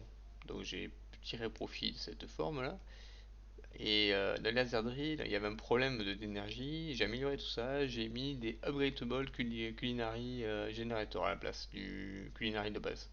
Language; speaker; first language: French; native; French